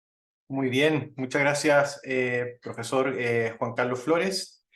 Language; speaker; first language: Spanish; native; Spanish